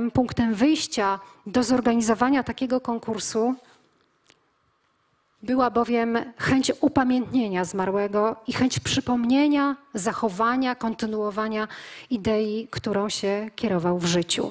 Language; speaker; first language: Polish; native; Polish